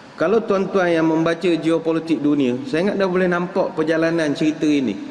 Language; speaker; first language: Malay; native; Malay